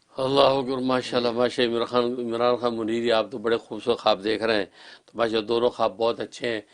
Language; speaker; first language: Urdu; native; Urdu